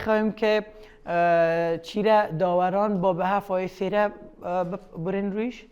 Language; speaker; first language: Persian; native; Persian